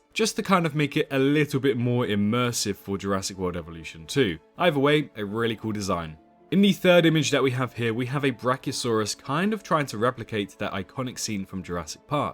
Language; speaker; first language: English; native; English